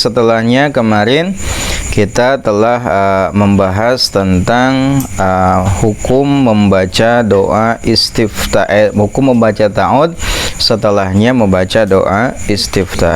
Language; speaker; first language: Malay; non-native, local second language; Sundanese